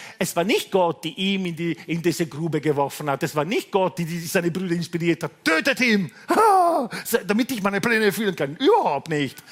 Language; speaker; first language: German; non-native, fluent; Italian